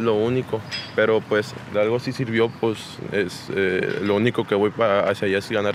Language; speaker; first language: Spanish; native; Spanish